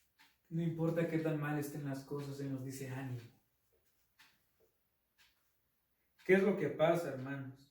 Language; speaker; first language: Spanish; native; Spanish